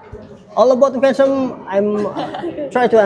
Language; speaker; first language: English; non-native, learner; Indonesian